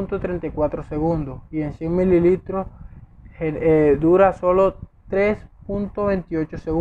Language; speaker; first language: Spanish; native; Spanish